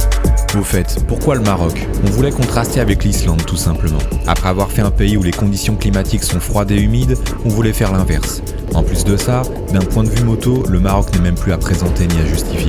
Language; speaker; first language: French; native; French